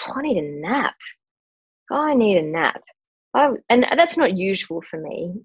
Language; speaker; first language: English; native; English